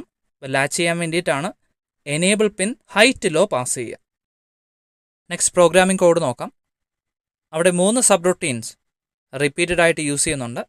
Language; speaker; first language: Malayalam; native; Malayalam